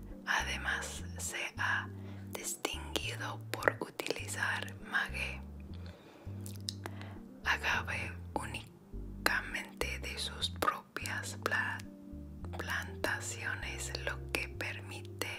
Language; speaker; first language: Spanish; non-native, learner; English